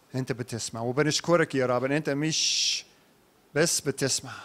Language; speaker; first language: Arabic; non-native, learner; English